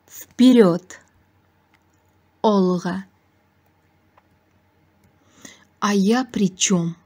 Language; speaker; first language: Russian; non-native, fluent; Uzbek